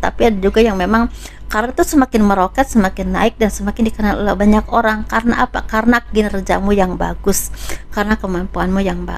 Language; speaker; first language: Indonesian; native; Indonesian